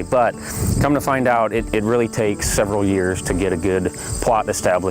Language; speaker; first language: English; native; English